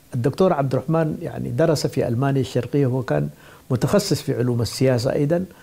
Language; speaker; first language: Arabic; non-native, fluent; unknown